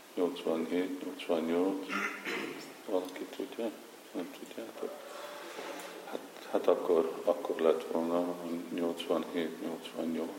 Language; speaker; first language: Hungarian; early bilingual, heritage; Hungarian